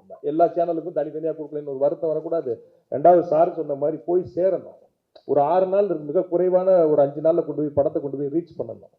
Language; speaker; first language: Tamil; native; Tamil